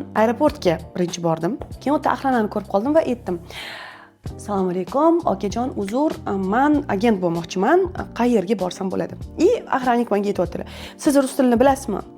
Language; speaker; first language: Uzbek; non-native, local second language; Russian